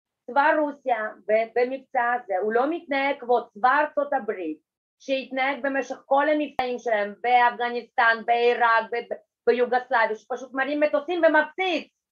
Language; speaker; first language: Hebrew; non-native, fluent; Russian